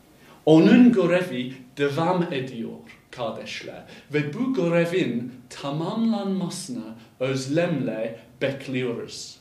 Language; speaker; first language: Turkish; non-native, fluent; English